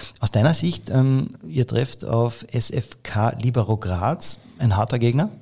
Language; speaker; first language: German; native; German